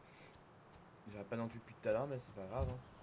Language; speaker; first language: French; native; French